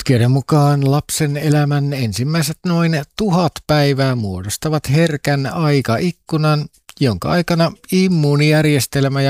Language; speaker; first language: Finnish; native; Finnish